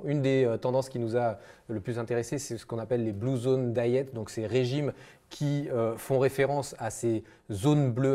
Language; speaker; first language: French; native; French